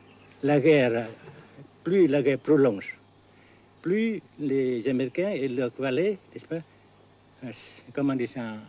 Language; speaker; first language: French; non-native, local second language; Vietnamese